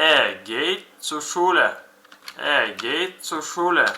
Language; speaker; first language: German; non-native, fluent; Uzbek